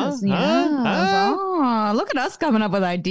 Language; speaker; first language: English; native; English